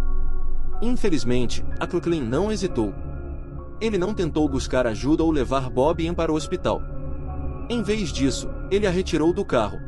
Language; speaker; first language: Portuguese; native; Portuguese